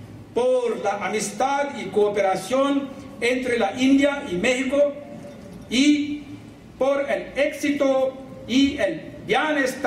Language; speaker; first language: Spanish; non-native, learner; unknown